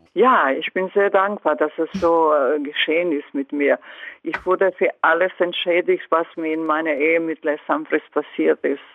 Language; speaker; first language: German; non-native, fluent; Croatian